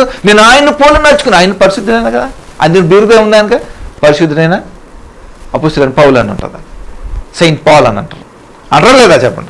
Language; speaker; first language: Telugu; native; Telugu